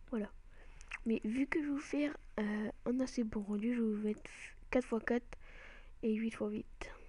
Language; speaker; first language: French; native; French